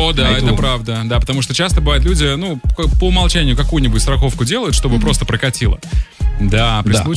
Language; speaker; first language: Russian; native; Russian